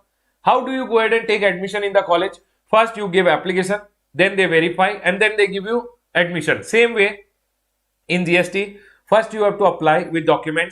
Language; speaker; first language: English; non-native, local second language; Hindi